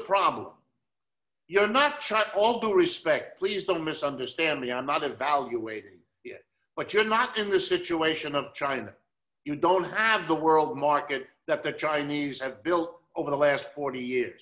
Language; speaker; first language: English; early bilingual, other home language; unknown